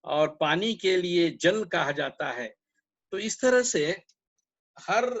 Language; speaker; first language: Hindi; non-native, local second language; Kannada